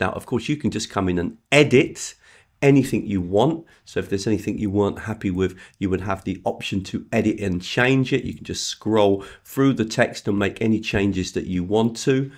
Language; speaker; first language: English; native; English